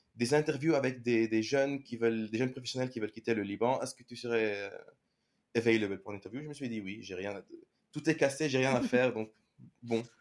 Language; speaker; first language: French; non-native, local second language; Arabic